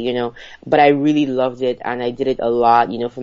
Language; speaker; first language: English; non-native, local second language; Igbo